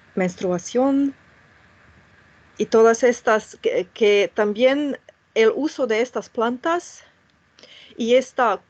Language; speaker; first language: Spanish; non-native, fluent; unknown